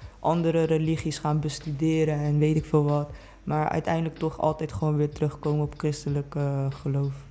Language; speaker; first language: Dutch; early bilingual, other home language; Portuguese